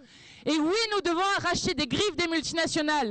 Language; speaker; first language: French; native; French